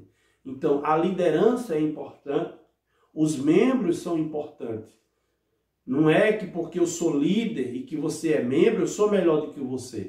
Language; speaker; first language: Portuguese; native; Portuguese